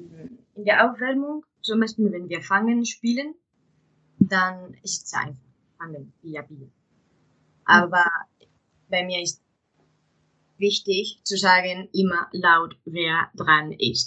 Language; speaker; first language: German; non-native, fluent; Spanish